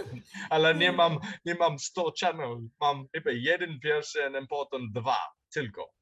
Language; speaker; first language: Polish; non-native, learner; English